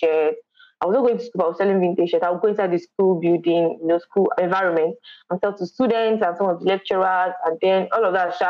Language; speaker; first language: English; non-native, local second language; Yoruba